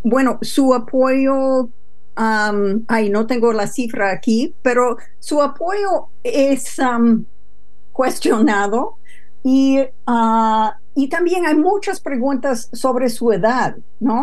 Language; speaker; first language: Spanish; non-native, fluent; English